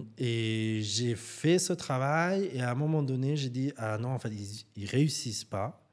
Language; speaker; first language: French; non-native, fluent; Persian